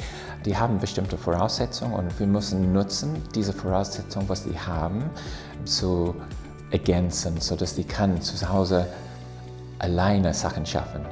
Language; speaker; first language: German; non-native, fluent; English